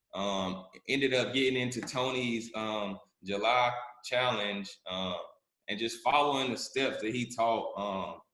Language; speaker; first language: English; native; English